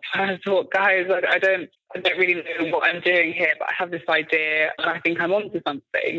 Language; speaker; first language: English; native; English